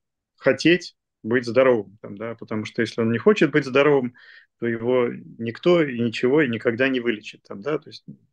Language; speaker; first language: Russian; native; Russian